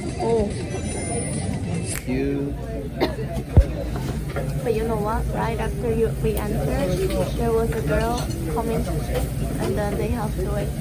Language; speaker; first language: English; non-native, learner; Korean